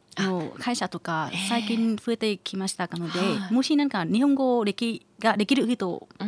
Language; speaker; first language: Japanese; non-native, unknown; Vietnamese